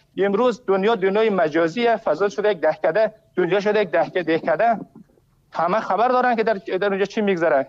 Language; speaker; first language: Persian; native; Persian